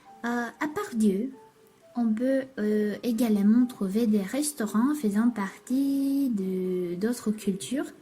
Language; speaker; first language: French; non-native, learner; Romanian